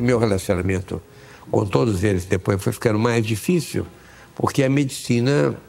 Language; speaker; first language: Portuguese; native; Portuguese